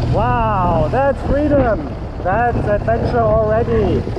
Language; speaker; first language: English; non-native, fluent; German